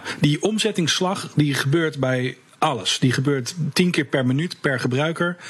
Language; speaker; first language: Dutch; native; Dutch